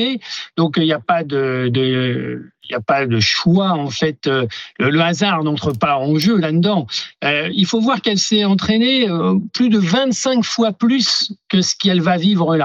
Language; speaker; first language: French; native; French